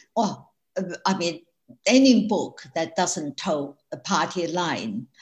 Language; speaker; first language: English; non-native, fluent; Chinese